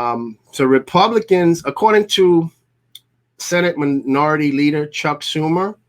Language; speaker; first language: English; native; English